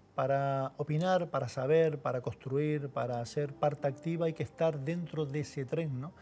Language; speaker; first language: Spanish; native; Spanish